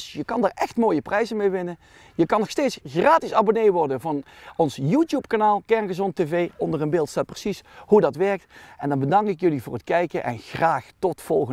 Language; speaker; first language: Dutch; native; Dutch